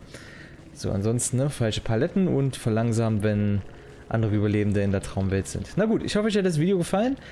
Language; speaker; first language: German; native; German